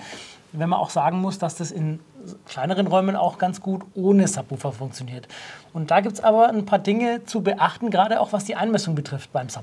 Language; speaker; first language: German; native; German